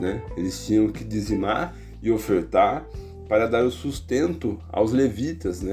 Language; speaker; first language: Portuguese; native; Portuguese